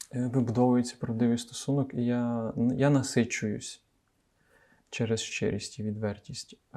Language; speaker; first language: Ukrainian; native; Ukrainian